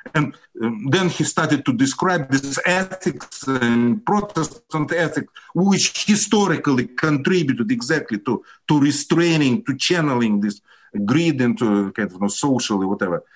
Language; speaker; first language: English; non-native, fluent; Russian